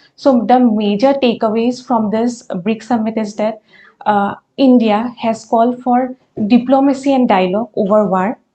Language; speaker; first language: English; non-native, local second language; Assamese